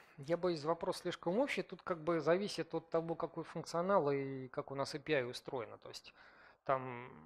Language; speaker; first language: Russian; native; Russian